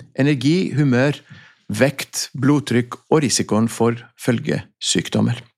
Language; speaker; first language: Norwegian; non-native, fluent; Greek